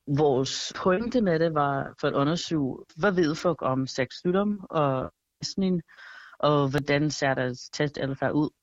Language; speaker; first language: Danish; non-native, fluent; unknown